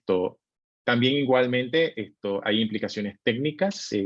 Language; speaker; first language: Spanish; native; Spanish